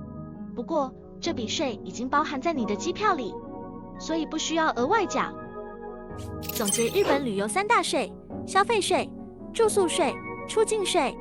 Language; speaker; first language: Chinese; native; Chinese